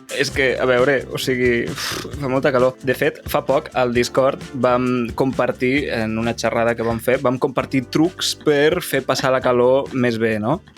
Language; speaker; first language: Catalan; native; Catalan